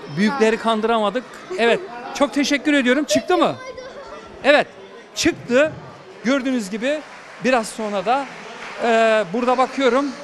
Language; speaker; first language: Turkish; native; Turkish